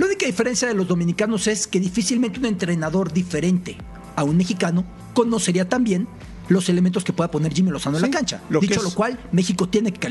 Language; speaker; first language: Spanish; native; Spanish